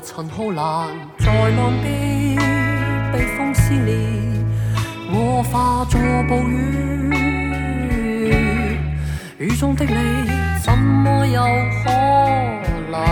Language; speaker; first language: Chinese; non-native, local second language; Cantonese